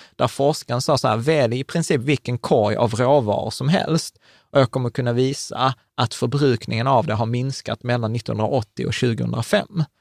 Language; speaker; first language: Swedish; native; Swedish